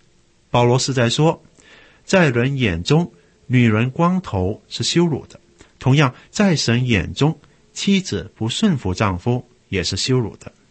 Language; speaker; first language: Chinese; native; Chinese